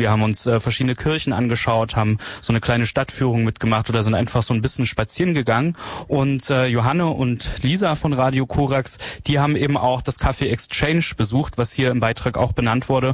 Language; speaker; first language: German; native; German